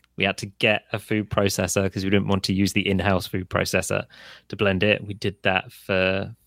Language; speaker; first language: English; native; English